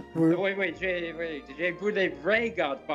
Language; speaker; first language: French; non-native, fluent; English